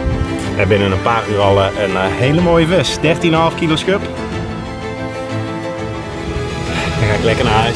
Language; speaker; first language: Dutch; native; Dutch